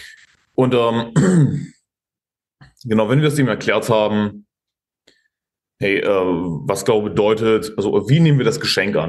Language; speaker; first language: German; native; German